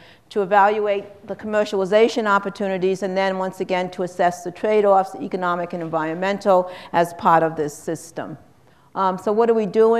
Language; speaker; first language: English; native; English